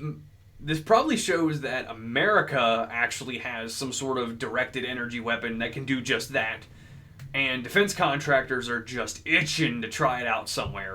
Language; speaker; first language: English; native; English